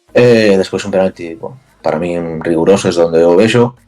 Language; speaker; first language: Spanish; native; Spanish